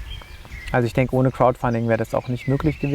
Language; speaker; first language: German; native; German